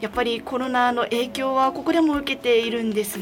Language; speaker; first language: Japanese; native; Japanese